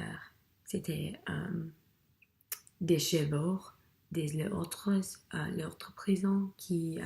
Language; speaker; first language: French; non-native, learner; English